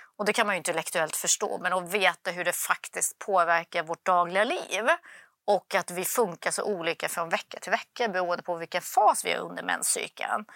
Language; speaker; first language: Swedish; early bilingual, other home language; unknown